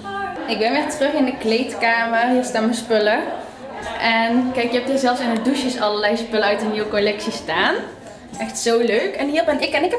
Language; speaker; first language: Dutch; native; Dutch